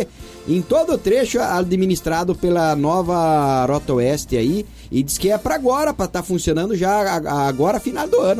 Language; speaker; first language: Portuguese; native; Portuguese